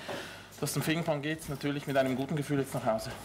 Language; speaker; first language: German; native; German